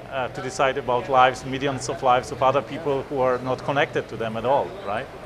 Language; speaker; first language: English; non-native, fluent; Polish